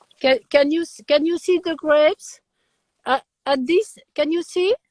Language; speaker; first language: English; non-native, learner; French